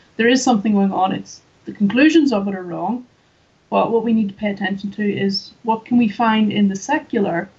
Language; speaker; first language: English; native; English